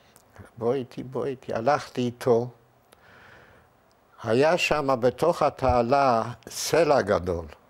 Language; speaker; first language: Hebrew; non-native, fluent; Yiddish